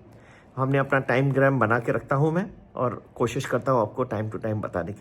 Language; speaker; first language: Hindi; native; Hindi